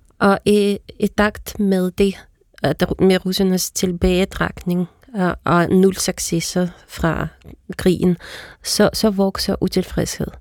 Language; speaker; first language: Danish; non-native, fluent; Russian